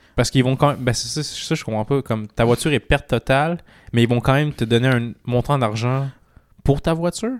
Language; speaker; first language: French; native; French